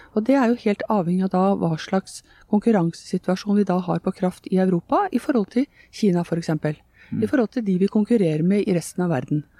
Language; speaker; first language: Norwegian; native; Norwegian